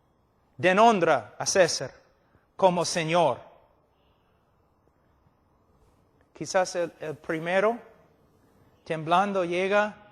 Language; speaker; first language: Spanish; non-native, fluent; English